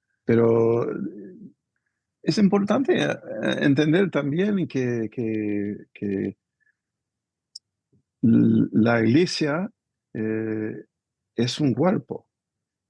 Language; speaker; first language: Spanish; non-native, fluent; English